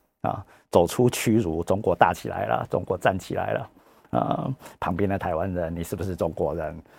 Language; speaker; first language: Chinese; native; Chinese